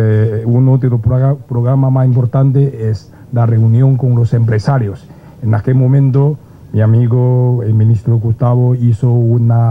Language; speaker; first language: Spanish; non-native, learner; Chinese